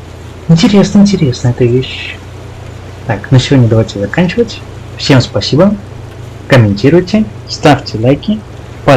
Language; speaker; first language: Russian; native; Russian